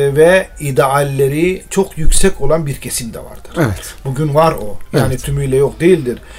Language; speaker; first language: Turkish; non-native, local second language; Arabic